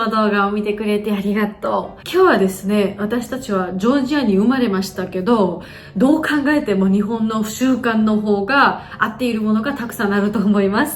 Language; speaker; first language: Japanese; non-native, fluent; Georgian